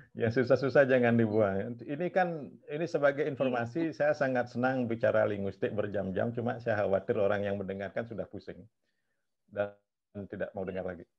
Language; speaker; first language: Indonesian; non-native, local second language; Balinese